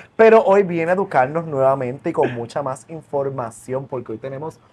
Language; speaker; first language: Spanish; native; Spanish